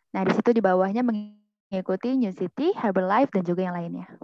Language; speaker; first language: Indonesian; native; Indonesian